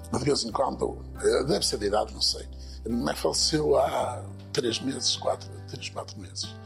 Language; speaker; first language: Portuguese; native; Portuguese